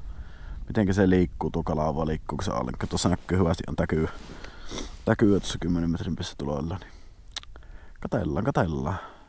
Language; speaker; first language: Finnish; native; Finnish